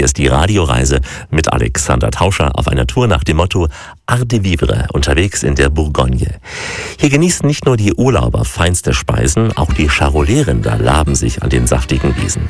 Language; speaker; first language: German; native; German